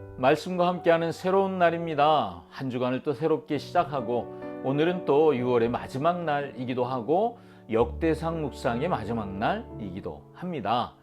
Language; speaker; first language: Korean; native; Korean